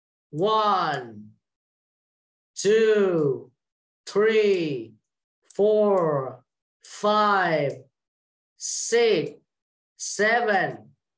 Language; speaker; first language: English; non-native, fluent; Vietnamese